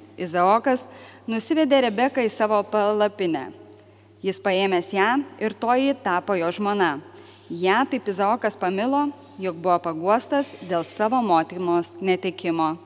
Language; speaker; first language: Lithuanian; native; Lithuanian